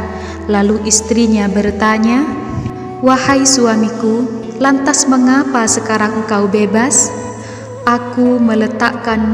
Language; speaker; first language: Indonesian; native; Indonesian